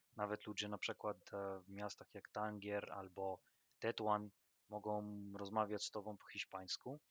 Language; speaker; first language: Polish; non-native, fluent; Arabic